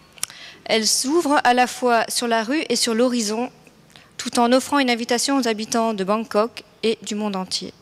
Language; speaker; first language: French; native; French